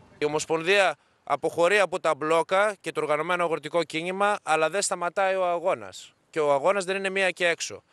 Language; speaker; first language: Greek; native; Greek